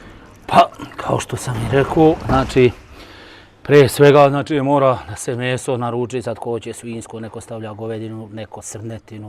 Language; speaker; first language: Bosnian; native; Bosnian